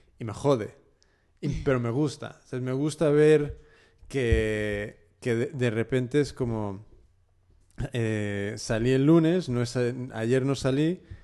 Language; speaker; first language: Spanish; early bilingual, heritage; Spanish